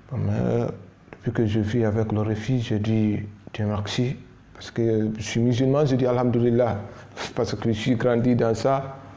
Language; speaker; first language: French; non-native, local second language; Fula